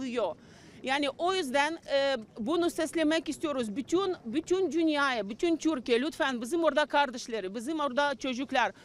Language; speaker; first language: Turkish; non-native, learner; Ukrainian